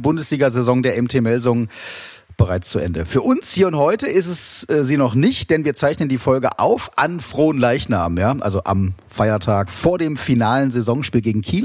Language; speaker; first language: German; native; German